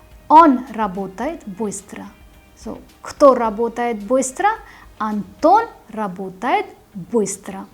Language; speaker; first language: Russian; non-native, fluent; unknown